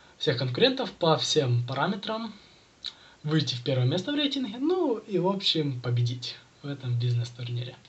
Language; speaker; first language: Russian; native; Russian